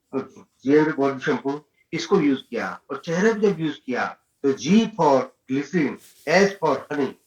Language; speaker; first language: Hindi; native; Hindi